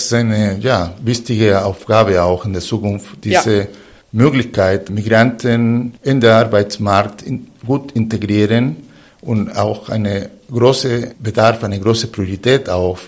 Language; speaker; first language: German; non-native, fluent; Spanish